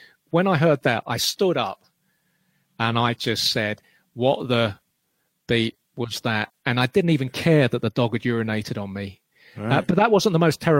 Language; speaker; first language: English; native; English